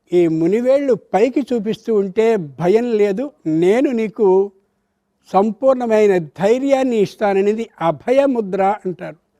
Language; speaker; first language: Telugu; native; Telugu